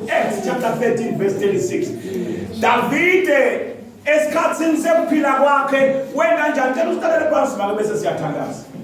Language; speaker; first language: Zulu; non-native, local second language; Swati